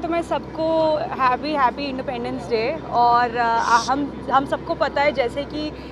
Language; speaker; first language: Hindi; native; Hindi